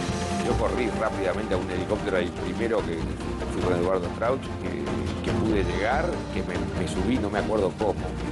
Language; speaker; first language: Spanish; native; Spanish